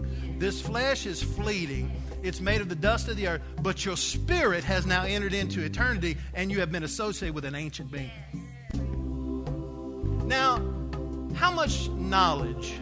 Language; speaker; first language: English; native; English